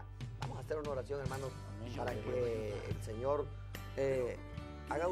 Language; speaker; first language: Spanish; native; Spanish